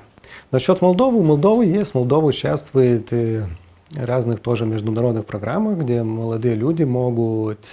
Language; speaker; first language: Russian; non-native, fluent; Lithuanian